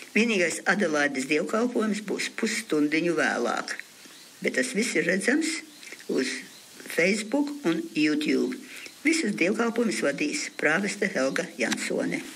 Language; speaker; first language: Latvian; early bilingual, heritage; Latvian